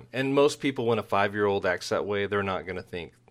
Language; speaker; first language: English; native; English